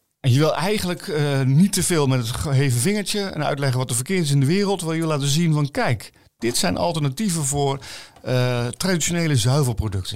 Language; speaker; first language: Dutch; native; Dutch